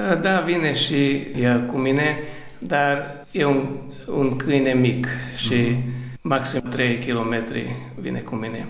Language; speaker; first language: Romanian; non-native, local second language; Hungarian